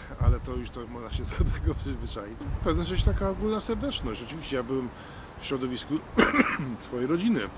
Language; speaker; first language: Polish; early bilingual, heritage; Polish